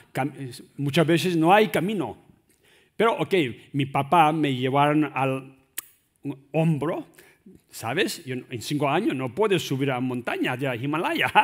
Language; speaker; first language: Spanish; non-native, learner; Tibetan